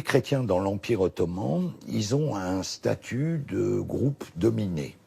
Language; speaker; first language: French; native; French